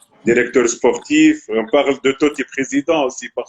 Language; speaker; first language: French; non-native, local second language; Arabic